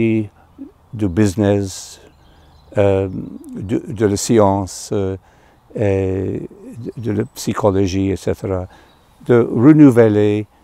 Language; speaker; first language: French; non-native, fluent; English